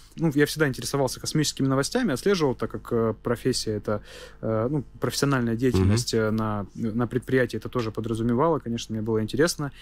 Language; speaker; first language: Russian; non-native, local second language; Armenian